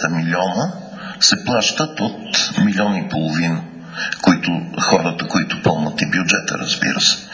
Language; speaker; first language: Bulgarian; native; Bulgarian